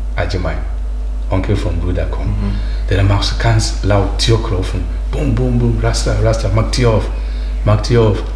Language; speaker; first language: German; non-native, learner; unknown